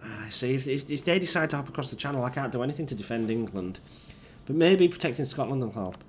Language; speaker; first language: English; native; English